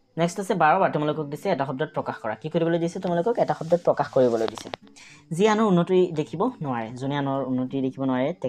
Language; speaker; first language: Assamese; non-native, local second language; Bangla